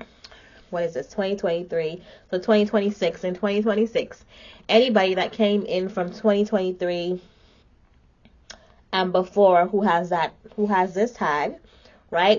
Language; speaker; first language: English; native; English